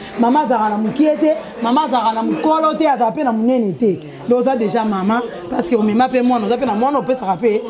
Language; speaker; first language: Lingala; non-native, local second language; Luba-Lulua